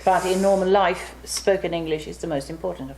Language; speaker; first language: English; non-native, fluent; Finnish